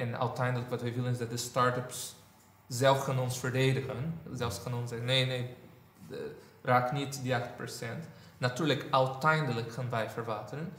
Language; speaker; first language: Dutch; non-native, fluent; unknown